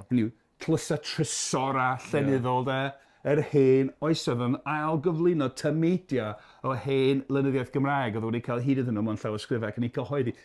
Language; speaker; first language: Welsh; native; Welsh